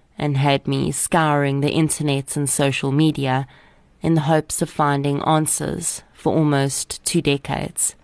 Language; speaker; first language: English; native; English